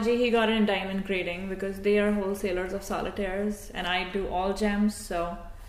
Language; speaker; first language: English; non-native, local second language; Hindi